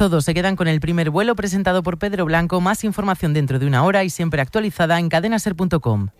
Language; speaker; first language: Spanish; native; Spanish